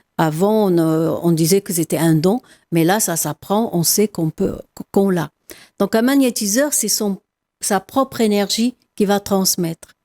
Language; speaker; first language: French; non-native, local second language; Arabic